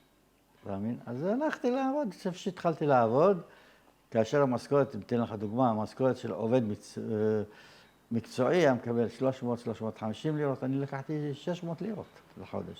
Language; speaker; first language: Hebrew; early bilingual, other home language; Arabic